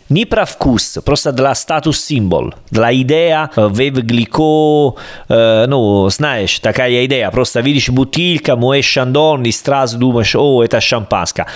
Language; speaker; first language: Russian; non-native, learner; Italian